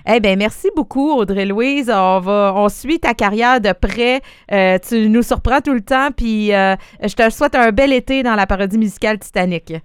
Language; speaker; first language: French; native; French